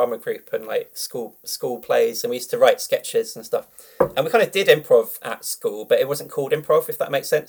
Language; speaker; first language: English; native; English